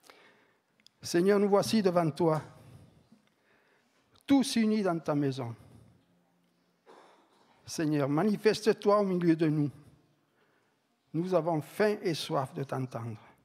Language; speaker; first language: French; native; French